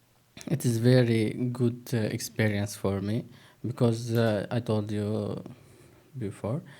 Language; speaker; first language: English; non-native, learner; Turkish